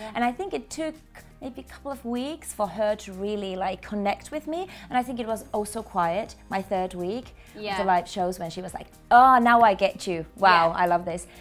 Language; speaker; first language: English; non-native, fluent; Finnish